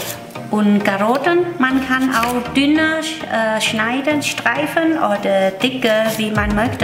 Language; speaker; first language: German; non-native, learner; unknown